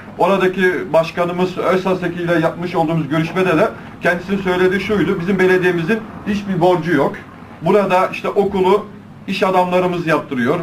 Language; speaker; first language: Turkish; early bilingual, heritage; Turkish